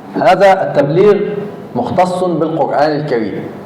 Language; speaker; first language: Arabic; native; Arabic